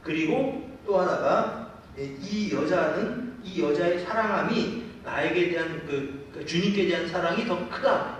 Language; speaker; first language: Korean; native; Korean